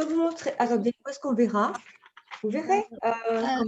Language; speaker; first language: French; native; French